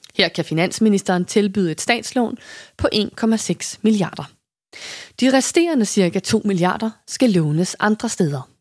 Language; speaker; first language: Danish; native; Danish